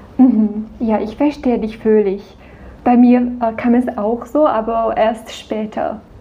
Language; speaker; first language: German; non-native, fluent; Czech